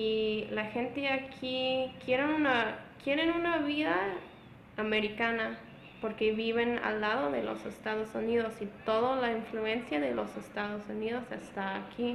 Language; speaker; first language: Spanish; non-native, fluent; English